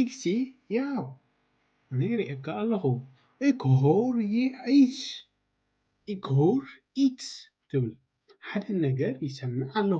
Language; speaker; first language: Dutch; non-native, learner; Tigrinya